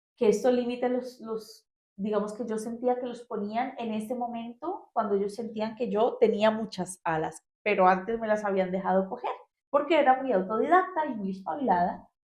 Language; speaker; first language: Spanish; native; Spanish